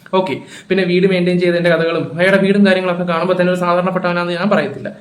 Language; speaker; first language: Malayalam; native; Malayalam